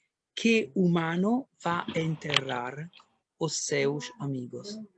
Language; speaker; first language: Portuguese; non-native, learner; Italian